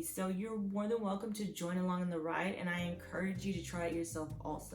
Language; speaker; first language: English; native; English